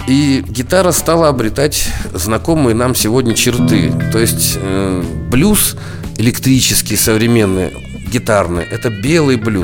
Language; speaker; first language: Russian; native; Russian